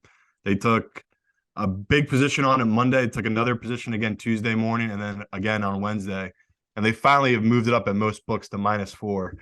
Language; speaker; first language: English; native; English